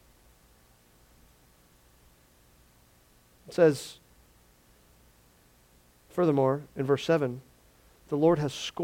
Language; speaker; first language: English; native; English